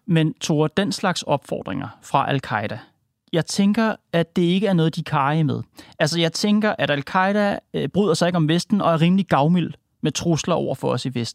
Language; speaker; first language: Danish; native; Danish